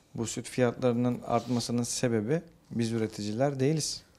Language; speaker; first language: Turkish; native; Turkish